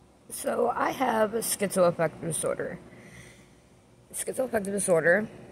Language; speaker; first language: English; native; English